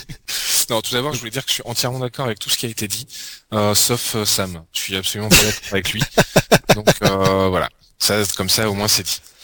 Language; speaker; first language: French; native; French